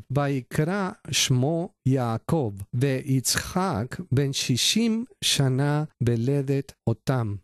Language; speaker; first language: Hebrew; non-native, learner; Spanish